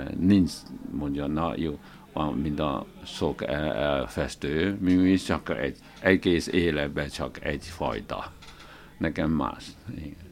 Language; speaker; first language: Hungarian; non-native, learner; Chinese